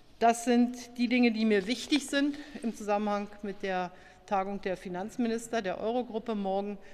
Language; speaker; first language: German; native; German